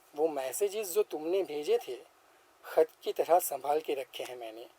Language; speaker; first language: Hindi; non-native, local second language; Gujarati